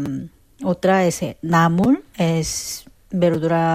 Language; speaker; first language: Spanish; non-native, fluent; Korean